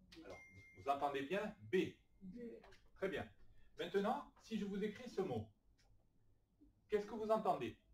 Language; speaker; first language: French; native; French